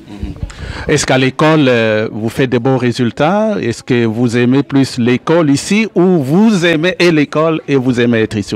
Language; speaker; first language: French; native; French